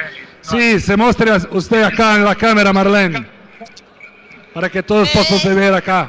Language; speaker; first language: Spanish; non-native, learner; Portuguese